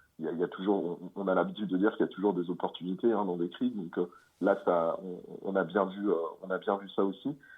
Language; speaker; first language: French; native; French